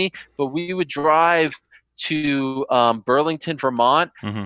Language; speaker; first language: English; native; English